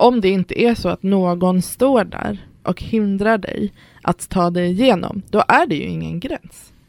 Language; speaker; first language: Swedish; early bilingual, other home language; Persian